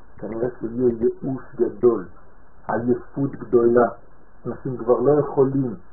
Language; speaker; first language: Hebrew; non-native, fluent; French